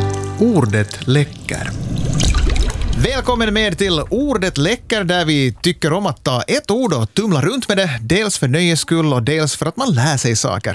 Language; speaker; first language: Swedish; native; Swedish